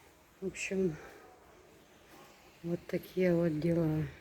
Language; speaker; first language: Russian; native; Russian